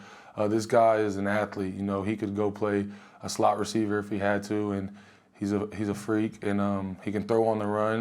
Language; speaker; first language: English; native; English